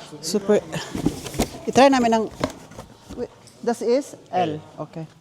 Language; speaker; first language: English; non-native, local second language; Filipino